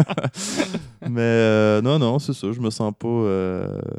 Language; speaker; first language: French; native; French